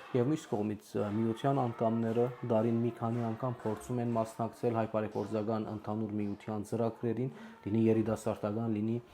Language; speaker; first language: Armenian; native; Armenian